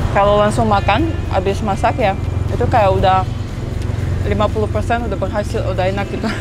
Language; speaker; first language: Indonesian; non-native, fluent; Russian